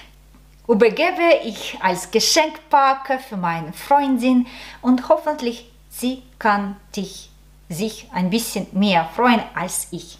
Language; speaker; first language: German; non-native, learner; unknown